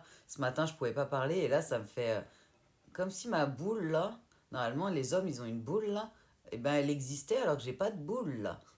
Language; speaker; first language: French; native; French